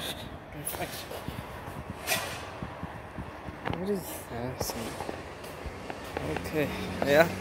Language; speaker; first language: English; non-native, learner; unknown